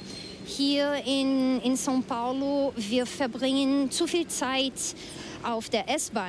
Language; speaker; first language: German; non-native, fluent; Portuguese